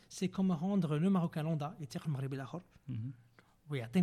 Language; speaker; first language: French; non-native, local second language; Arabic